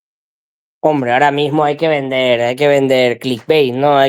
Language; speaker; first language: Spanish; native; Spanish